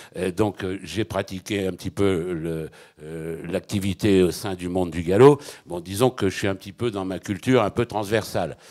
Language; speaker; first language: French; native; French